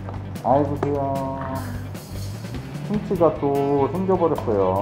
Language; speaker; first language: Korean; native; Korean